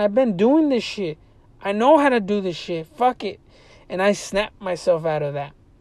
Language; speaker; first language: English; early bilingual, other home language; Spanish